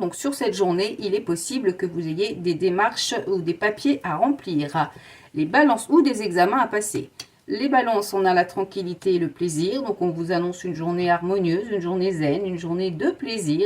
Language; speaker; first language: French; native; French